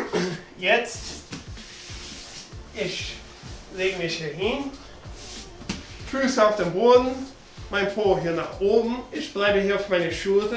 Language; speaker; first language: German; non-native, learner; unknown